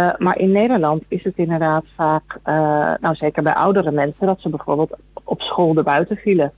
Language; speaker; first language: Dutch; native; Dutch